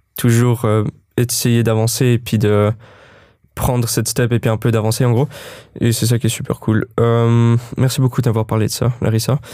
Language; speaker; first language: French; native; French